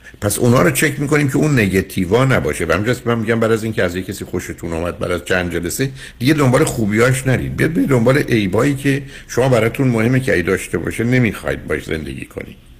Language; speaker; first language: Persian; native; Persian